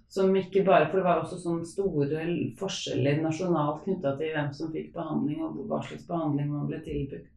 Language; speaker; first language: Norwegian; native; Norwegian